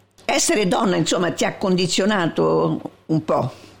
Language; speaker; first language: Italian; native; Italian